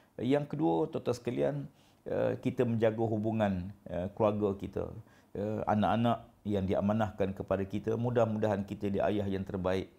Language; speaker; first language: Malay; native; Malay